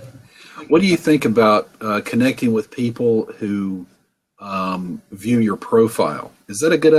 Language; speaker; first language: English; native; English